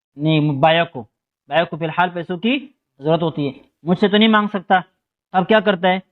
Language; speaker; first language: Urdu; non-native, local second language; Pashto